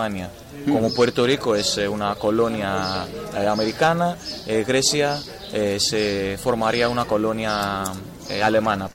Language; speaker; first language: Spanish; non-native, fluent; Greek